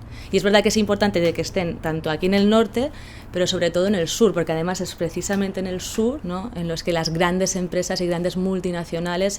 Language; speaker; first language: Spanish; native; Spanish